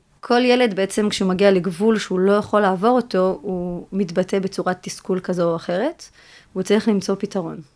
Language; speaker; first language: Hebrew; early bilingual, other home language; French